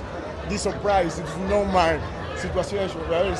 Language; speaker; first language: English; non-native, learner; Spanish